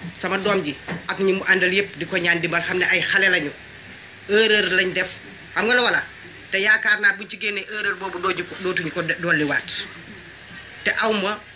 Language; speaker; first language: Wolof; non-native, local second language; Jola-Fonyi